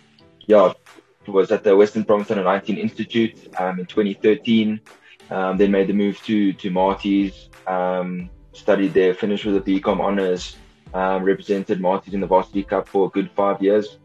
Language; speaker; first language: English; native; English